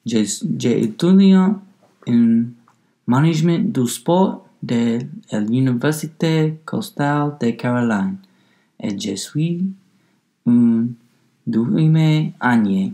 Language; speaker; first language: French; non-native, learner; English